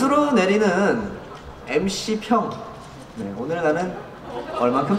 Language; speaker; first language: Korean; native; Korean